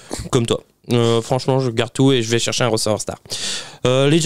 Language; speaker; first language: French; native; French